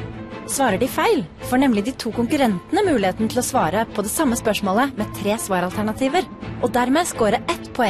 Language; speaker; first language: Norwegian; native; Norwegian